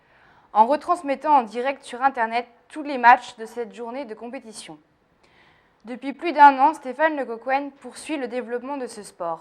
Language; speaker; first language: French; native; French